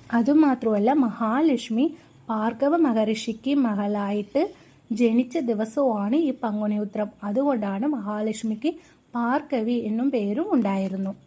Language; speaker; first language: Malayalam; non-native, local second language; Tamil